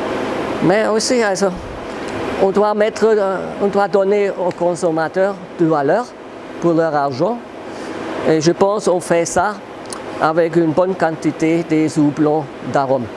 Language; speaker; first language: French; non-native, fluent; German